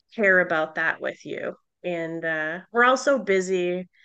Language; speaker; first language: English; native; English